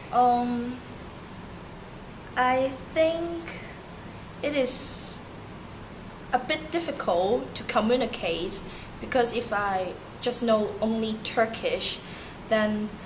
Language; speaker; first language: English; early bilingual, other home language; Turkish